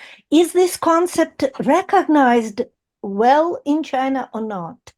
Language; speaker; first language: English; non-native, fluent; Russian